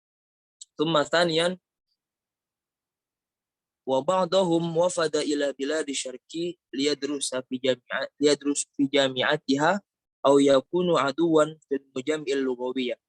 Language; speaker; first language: Arabic; non-native, learner; Indonesian